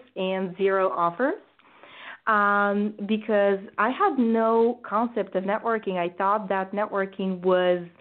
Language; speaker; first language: English; non-native, fluent; Bulgarian